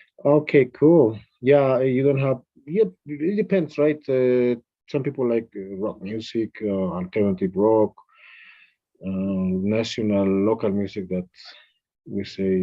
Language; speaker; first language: English; non-native, fluent; Spanish